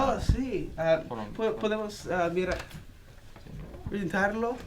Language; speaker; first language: Spanish; non-native, learner; English